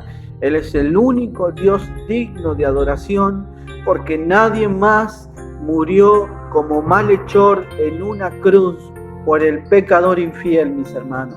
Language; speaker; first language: Spanish; native; Spanish